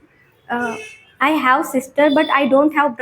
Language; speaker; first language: English; non-native, learner; Kannada